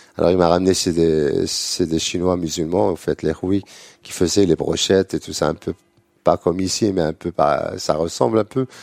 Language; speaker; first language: French; non-native, local second language; Arabic